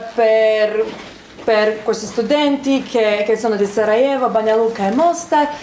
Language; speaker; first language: Italian; non-native, learner; Bosnian